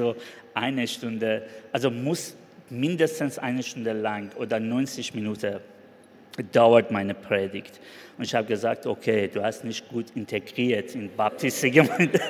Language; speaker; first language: German; non-native, fluent; Persian